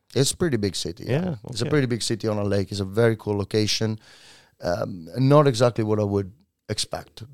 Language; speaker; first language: English; non-native, fluent; Italian